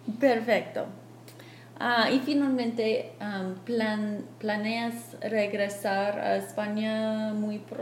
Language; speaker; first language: Spanish; non-native, fluent; English